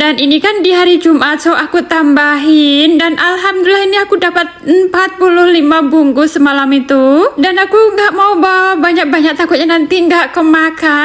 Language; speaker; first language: Indonesian; native; Indonesian